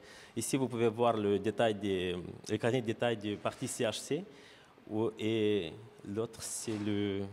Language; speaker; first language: French; non-native, fluent; Romanian